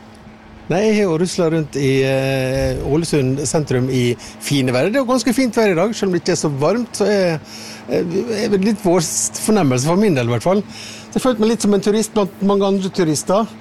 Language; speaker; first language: Norwegian; native; Norwegian